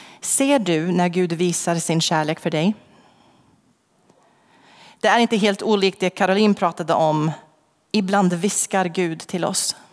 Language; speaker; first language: Swedish; non-native, fluent; English